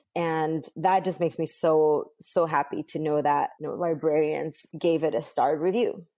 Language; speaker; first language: English; early bilingual, other home language; Spanish